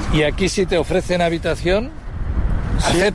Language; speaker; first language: Spanish; native; Spanish